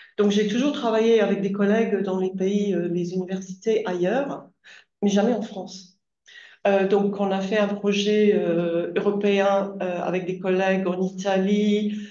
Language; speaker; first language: French; non-native, fluent; English